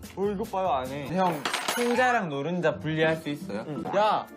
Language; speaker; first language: Korean; native; Korean